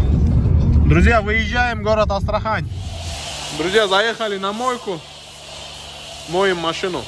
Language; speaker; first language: Russian; non-native, fluent; Turkish